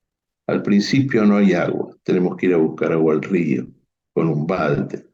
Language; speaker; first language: Spanish; native; Spanish